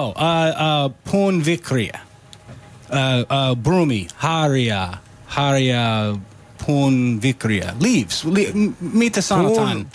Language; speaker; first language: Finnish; non-native, learner; English